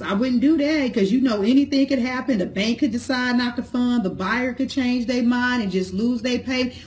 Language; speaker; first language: English; native; English